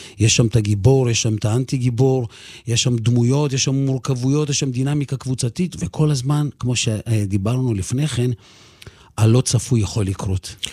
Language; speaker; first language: Hebrew; early bilingual, other home language; Russian